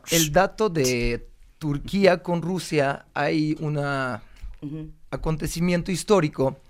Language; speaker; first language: Spanish; non-native, fluent; Uzbek